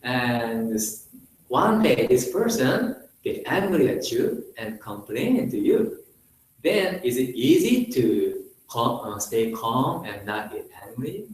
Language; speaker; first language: English; non-native, fluent; Japanese